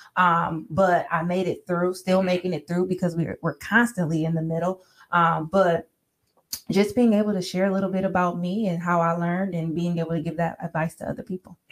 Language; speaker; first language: English; native; English